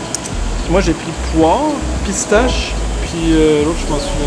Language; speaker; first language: French; native; French